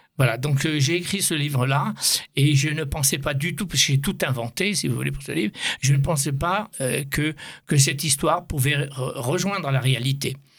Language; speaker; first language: French; native; French